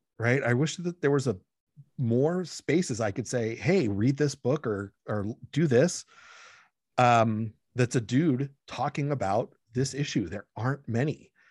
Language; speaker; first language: English; early bilingual, other home language; Spanish